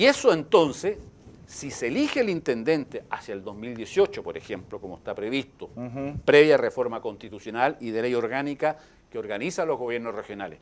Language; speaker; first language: Spanish; native; Spanish